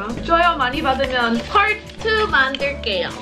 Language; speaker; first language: Korean; non-native, fluent; English